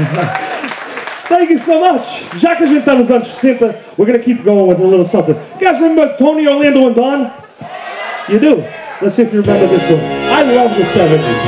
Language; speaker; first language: English; early bilingual, other home language; Portuguese